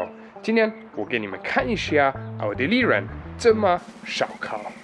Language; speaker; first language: Chinese; non-native, fluent; German